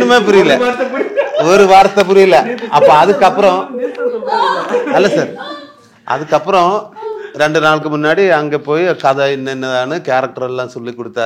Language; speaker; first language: Tamil; non-native, learner; Malayalam